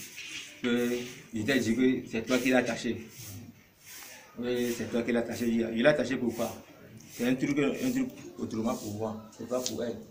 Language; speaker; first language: French; non-native, local second language; Ewe